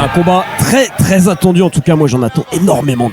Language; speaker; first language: French; native; French